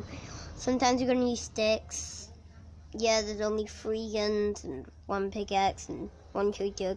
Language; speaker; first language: English; native; English